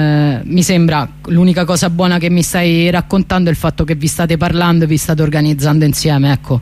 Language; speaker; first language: Italian; native; Italian